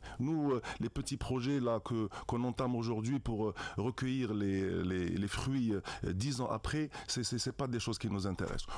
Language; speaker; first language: French; non-native, local second language; Arabic